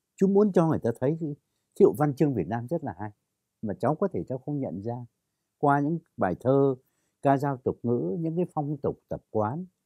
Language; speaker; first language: Vietnamese; native; Vietnamese